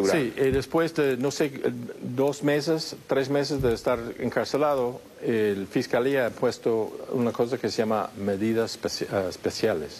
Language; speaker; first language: Spanish; non-native, fluent; English